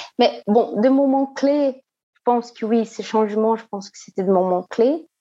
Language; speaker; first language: French; non-native, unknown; Portuguese